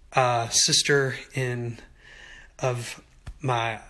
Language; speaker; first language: English; native; English